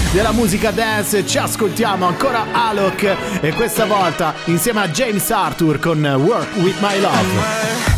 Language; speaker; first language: Italian; native; Italian